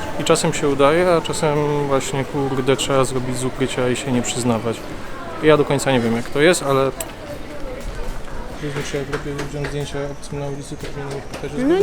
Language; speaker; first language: Polish; native; Polish